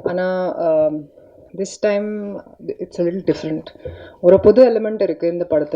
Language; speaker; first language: Tamil; non-native, fluent; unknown